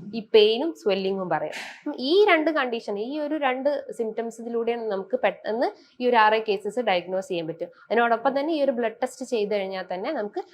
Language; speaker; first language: Malayalam; native; Malayalam